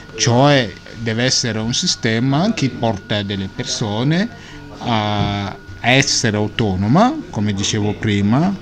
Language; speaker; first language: Italian; non-native, fluent; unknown